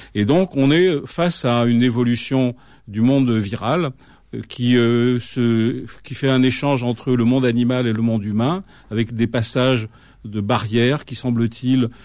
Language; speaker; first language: French; native; French